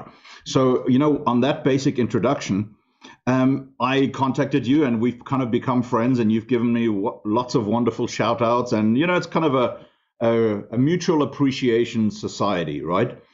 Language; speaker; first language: English; non-native, local second language; German